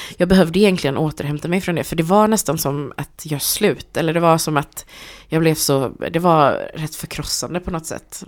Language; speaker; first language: Swedish; early bilingual, other home language; Chinese